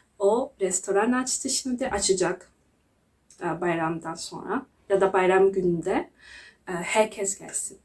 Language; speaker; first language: Turkish; non-native, learner; Kinyarwanda